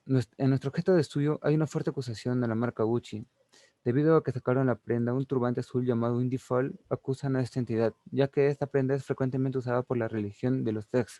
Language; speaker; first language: Spanish; native; Spanish